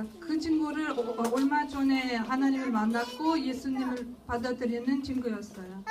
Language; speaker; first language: Korean; non-native, learner; Russian